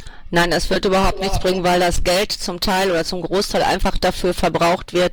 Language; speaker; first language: German; native; German